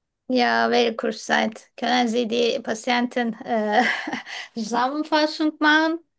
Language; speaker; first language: German; non-native, learner; Turkish